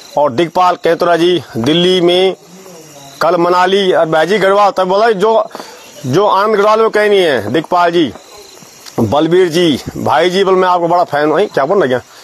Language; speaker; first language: Hindi; non-native, local second language; Garhwali